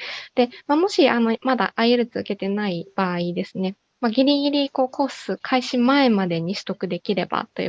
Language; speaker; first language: Japanese; native; Japanese